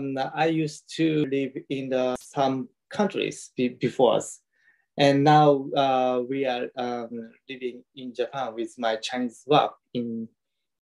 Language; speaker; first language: English; non-native, learner; Japanese